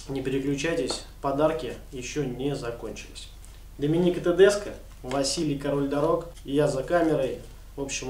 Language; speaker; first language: Russian; native; Russian